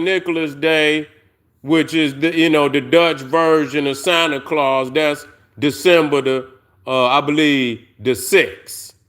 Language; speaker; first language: English; native; English